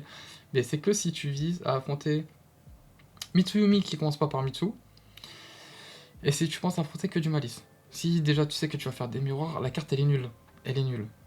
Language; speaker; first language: French; native; French